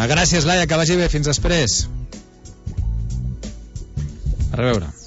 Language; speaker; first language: Catalan; native; Catalan